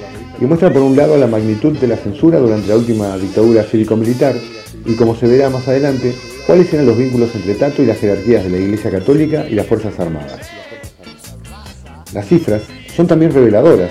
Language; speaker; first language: Spanish; native; Spanish